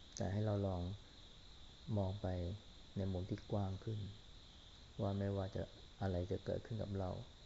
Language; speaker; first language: Thai; native; Thai